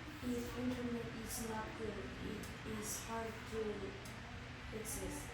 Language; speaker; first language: English; non-native, learner; Korean